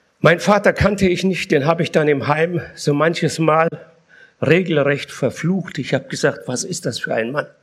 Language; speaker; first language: German; early bilingual, other home language; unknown